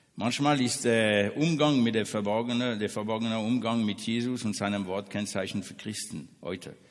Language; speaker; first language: German; non-native, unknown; French